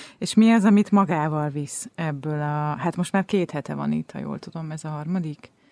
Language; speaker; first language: Hungarian; native; Hungarian